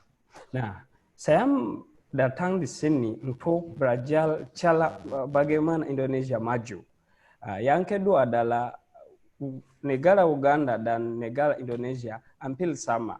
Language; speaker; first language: Indonesian; non-native, learner; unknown